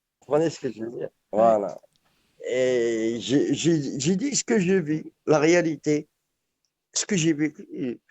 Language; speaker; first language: French; non-native, local second language; Arabic